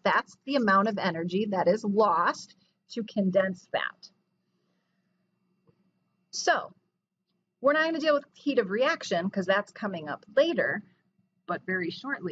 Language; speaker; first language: English; native; English